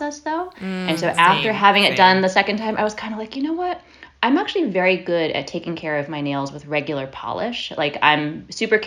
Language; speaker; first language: English; native; English